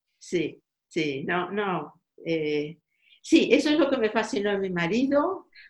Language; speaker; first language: Spanish; native; Spanish